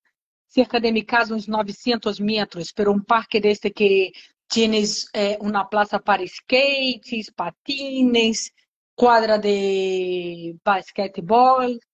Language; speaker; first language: Spanish; non-native, learner; Portuguese